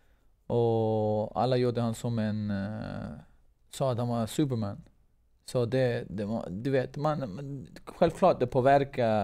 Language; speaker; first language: Swedish; non-native, fluent; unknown